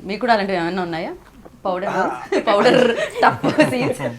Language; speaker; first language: Telugu; native; Telugu